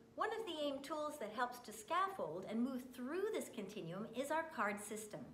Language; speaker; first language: English; native; English